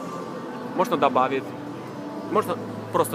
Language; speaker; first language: Russian; non-native, fluent; Norwegian